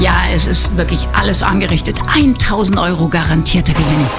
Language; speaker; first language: German; native; German